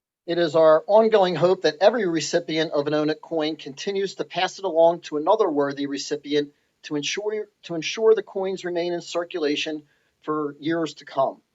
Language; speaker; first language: English; native; English